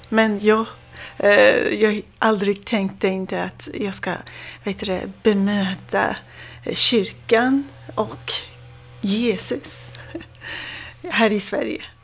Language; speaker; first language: Swedish; non-native, fluent; Persian